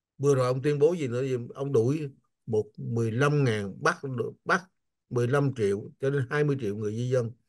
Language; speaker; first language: Vietnamese; native; Vietnamese